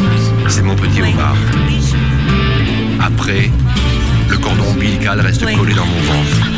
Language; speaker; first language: French; non-native, learner; Arabic